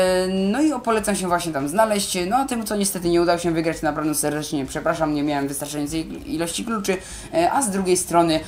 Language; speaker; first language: Polish; native; Polish